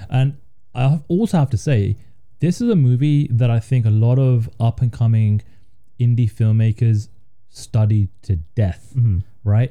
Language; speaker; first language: English; native; English